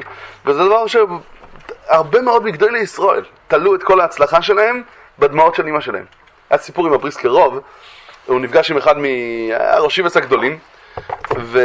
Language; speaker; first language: Hebrew; native; Hebrew